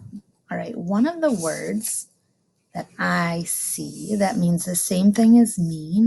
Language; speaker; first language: English; native; English